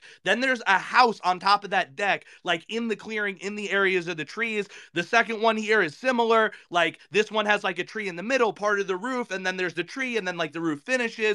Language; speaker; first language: English; native; English